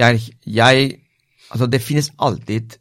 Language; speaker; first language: Norwegian; non-native, fluent; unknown